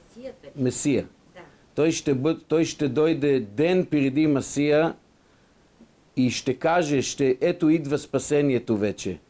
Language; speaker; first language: Bulgarian; non-native, fluent; Hebrew